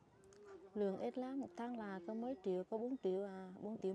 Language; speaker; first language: Vietnamese; non-native, local second language; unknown